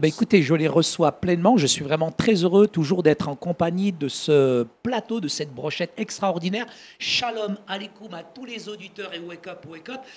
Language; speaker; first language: French; early bilingual, other home language; Arabic